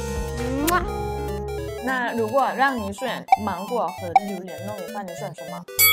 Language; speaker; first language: Chinese; non-native, fluent; Thai